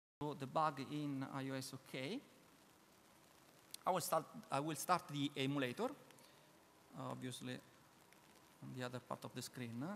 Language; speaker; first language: English; non-native, learner; Italian